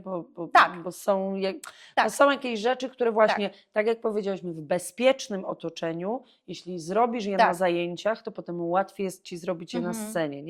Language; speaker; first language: Polish; native; Polish